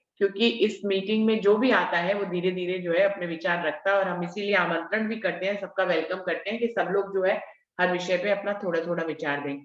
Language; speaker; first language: Hindi; native; Hindi